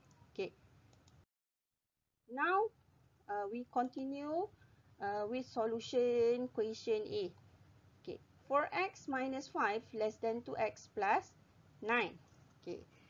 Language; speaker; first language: English; non-native, local second language; Malay